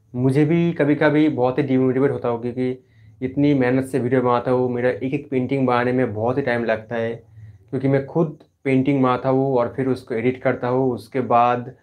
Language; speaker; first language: Hindi; non-native, local second language; Bangla